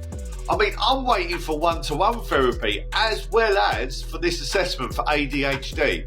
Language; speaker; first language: English; native; English